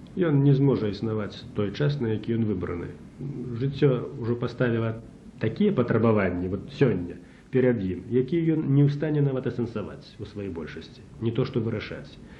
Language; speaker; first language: Belarusian; native; Belarusian